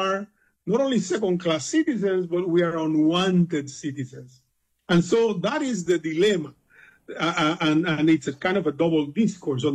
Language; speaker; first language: English; non-native, fluent; Spanish